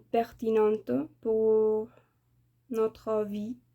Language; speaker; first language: French; non-native, fluent; Spanish